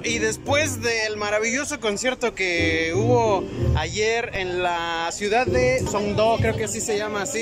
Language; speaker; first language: Spanish; native; Spanish